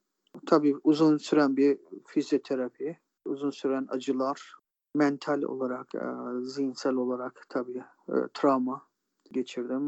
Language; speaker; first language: Turkish; native; Turkish